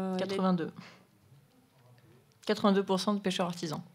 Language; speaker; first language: French; native; French